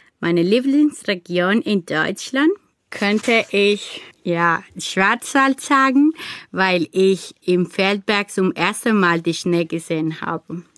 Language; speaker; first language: German; non-native, fluent; Spanish